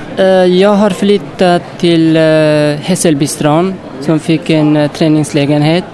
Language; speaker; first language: Swedish; non-native, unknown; Persian